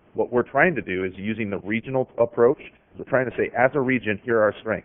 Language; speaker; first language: English; native; English